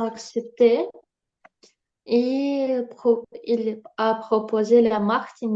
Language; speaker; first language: French; non-native, learner; Ukrainian